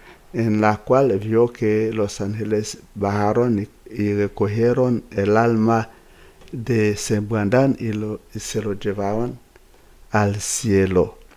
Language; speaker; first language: Spanish; non-native, fluent; Haitian Creole